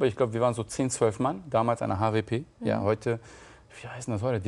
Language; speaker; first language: German; native; German